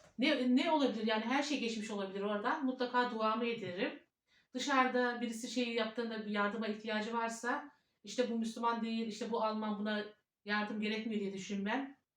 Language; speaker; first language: Turkish; early bilingual, heritage; Turkish